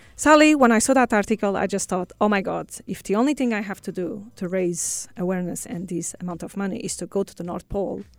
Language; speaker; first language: English; non-native, fluent; Portuguese